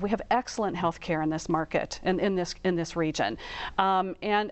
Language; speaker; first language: English; native; English